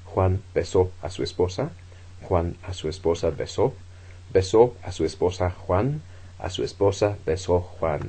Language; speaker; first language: Spanish; non-native, fluent; English